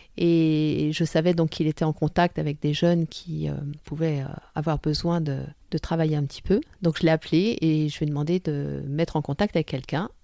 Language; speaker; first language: French; native; French